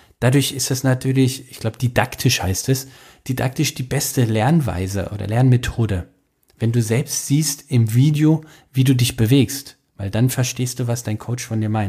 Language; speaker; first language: German; native; German